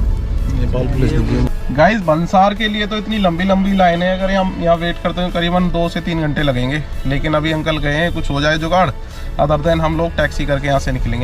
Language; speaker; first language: Hindi; native; Hindi